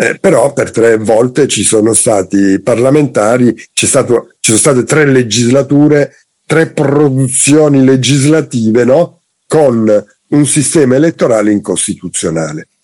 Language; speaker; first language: Italian; native; Italian